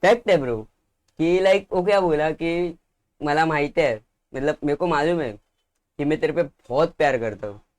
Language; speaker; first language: Hindi; non-native, local second language; Marathi